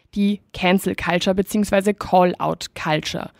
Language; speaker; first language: German; non-native, fluent; Spanish